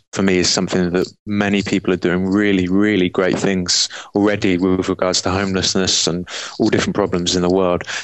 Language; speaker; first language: English; native; English